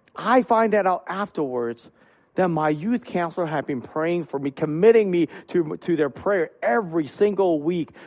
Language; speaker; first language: English; non-native, local second language; Cantonese